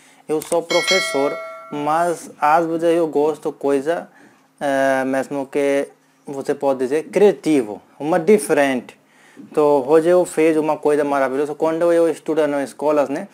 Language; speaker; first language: Portuguese; non-native, learner; Hindi